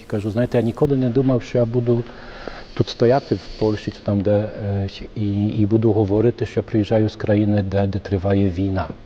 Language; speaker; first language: Ukrainian; non-native, fluent; Polish